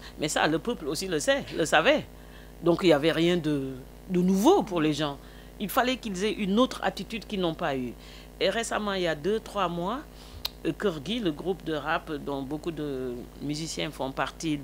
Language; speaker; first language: French; non-native, local second language; Wolof